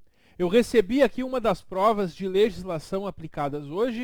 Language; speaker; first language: Portuguese; native; Portuguese